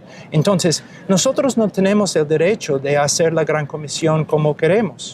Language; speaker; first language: Spanish; non-native, fluent; English